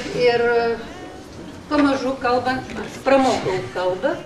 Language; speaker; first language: Lithuanian; non-native, local second language; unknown